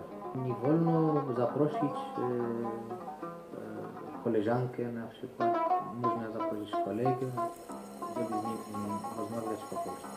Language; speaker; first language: Polish; non-native, learner; Arabic